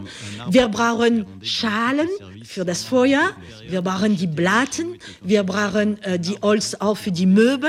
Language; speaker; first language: German; non-native, learner; French